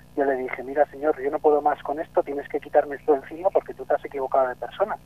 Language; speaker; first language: Spanish; native; Spanish